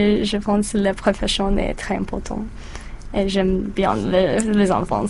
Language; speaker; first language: French; non-native, learner; English